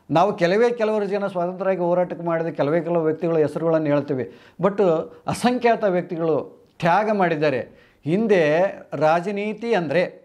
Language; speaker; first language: Kannada; non-native, local second language; Telugu